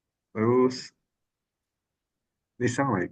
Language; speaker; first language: Chinese; non-native, learner; Indonesian